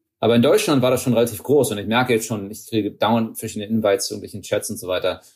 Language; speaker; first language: German; early bilingual, heritage; German